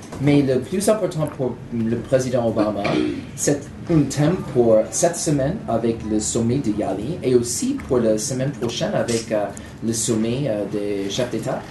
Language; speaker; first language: French; non-native, learner; English